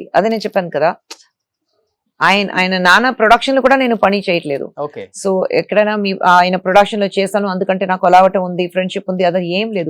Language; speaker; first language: Telugu; non-native, fluent; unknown